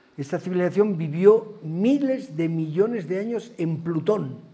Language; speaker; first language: Spanish; native; Spanish